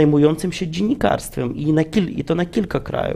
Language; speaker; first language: Polish; non-native, fluent; Ukrainian